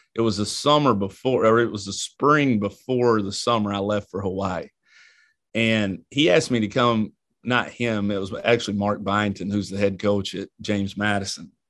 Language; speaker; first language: English; native; English